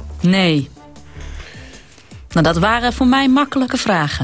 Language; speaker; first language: Dutch; native; Dutch